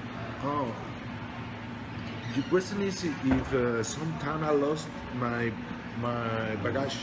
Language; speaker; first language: English; non-native, learner; Spanish